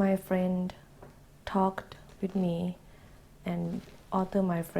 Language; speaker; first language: English; non-native, learner; Thai